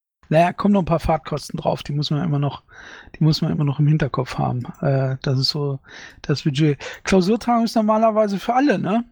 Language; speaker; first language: German; native; German